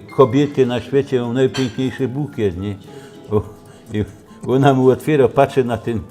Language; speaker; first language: Polish; native; Polish